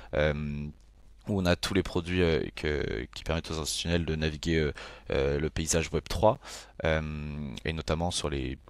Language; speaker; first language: French; native; French